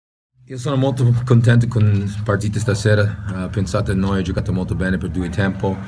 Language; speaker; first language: Italian; non-native, learner; English